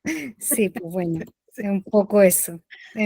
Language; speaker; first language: Spanish; native; Spanish